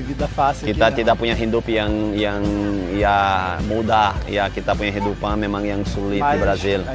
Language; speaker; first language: Indonesian; non-native, fluent; Portuguese